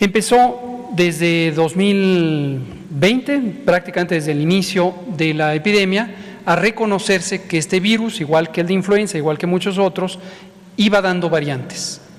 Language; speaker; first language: Spanish; native; Spanish